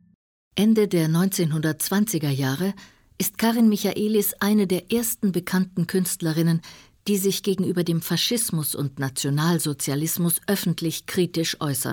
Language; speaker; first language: German; native; German